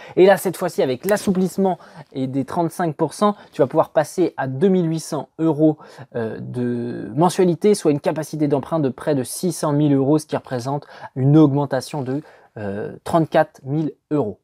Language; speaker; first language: French; native; French